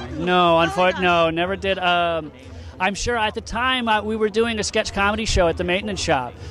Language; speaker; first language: English; native; English